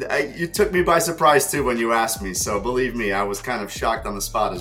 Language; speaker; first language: English; early bilingual, other home language; Russian